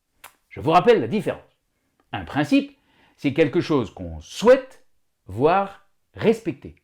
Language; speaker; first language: French; native; French